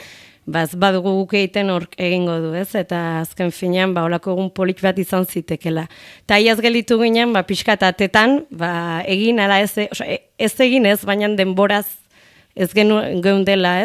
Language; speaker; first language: Basque; native; Basque